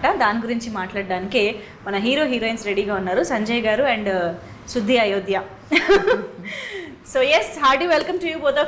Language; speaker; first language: Telugu; native; Telugu